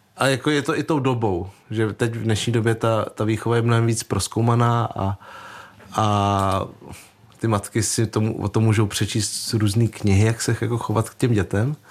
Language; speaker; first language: Czech; early bilingual, other home language; Vietnamese